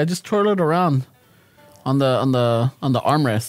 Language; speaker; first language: English; early bilingual, other home language; Spanish